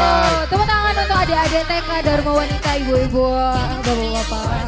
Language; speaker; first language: Indonesian; native; Indonesian